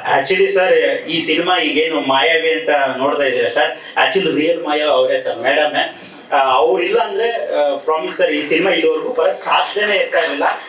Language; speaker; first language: Kannada; native; Kannada